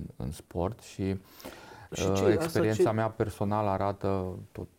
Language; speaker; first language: Romanian; non-native, local second language; Hungarian